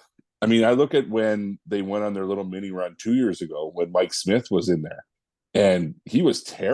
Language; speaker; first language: English; native; English